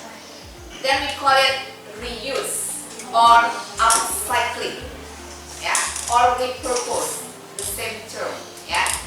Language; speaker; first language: English; non-native, fluent; Indonesian